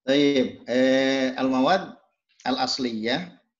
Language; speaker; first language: Arabic; non-native, fluent; Indonesian